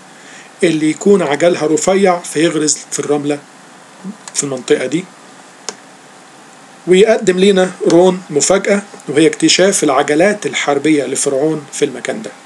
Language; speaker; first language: Arabic; native; Arabic